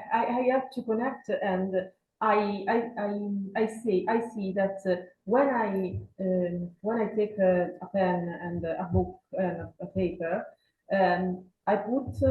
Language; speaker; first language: English; non-native, learner; Italian